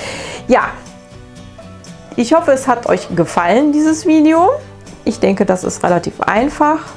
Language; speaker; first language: German; native; German